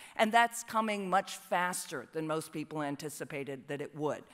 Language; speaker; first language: English; native; English